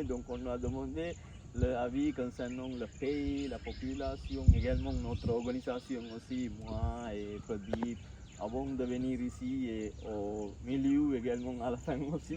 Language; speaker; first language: French; non-native, fluent; Sinhala